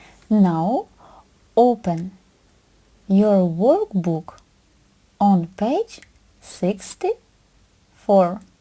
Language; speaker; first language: English; non-native, fluent; Ukrainian